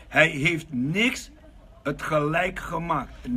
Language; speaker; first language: Dutch; non-native, local second language; Papiamento